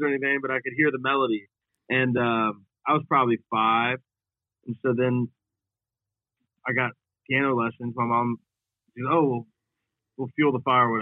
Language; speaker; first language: English; native; English